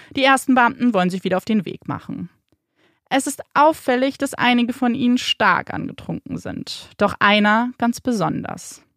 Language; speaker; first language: German; native; German